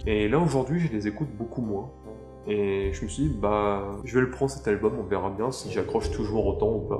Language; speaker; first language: French; native; French